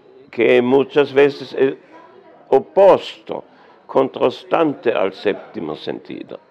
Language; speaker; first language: Spanish; non-native, learner; German